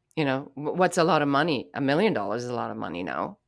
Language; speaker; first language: English; non-native, fluent; German